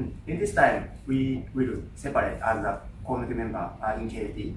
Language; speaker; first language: English; non-native, learner; Japanese